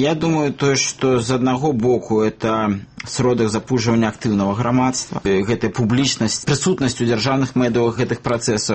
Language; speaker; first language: Belarusian; native; Belarusian